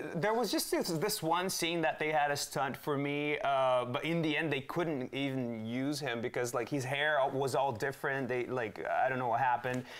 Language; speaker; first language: English; early bilingual, other home language; Portuguese